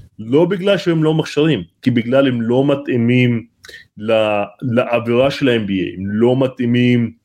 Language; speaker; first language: Hebrew; non-native, local second language; Arabic